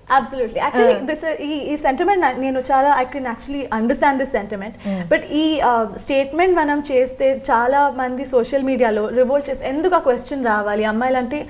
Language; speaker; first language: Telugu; non-native, local second language; Kannada